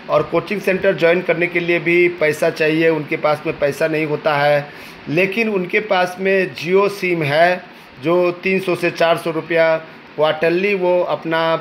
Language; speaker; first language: Hindi; native; Hindi